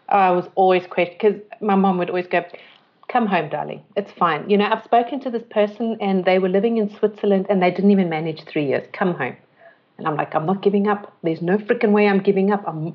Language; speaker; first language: English; native; English